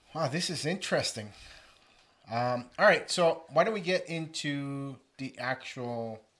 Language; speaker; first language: English; native; English